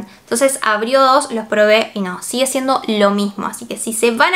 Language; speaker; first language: Spanish; native; Spanish